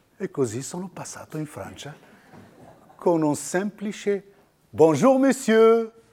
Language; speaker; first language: Italian; non-native, fluent; Arabic